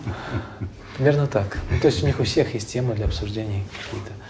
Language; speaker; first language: Russian; native; Russian